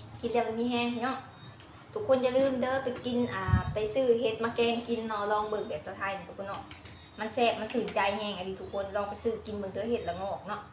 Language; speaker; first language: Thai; non-native, local second language; Lao